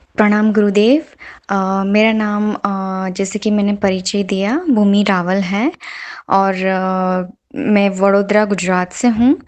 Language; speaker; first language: Hindi; non-native, local second language; Gujarati